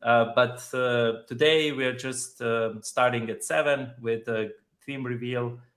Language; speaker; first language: English; non-native, fluent; Slovenian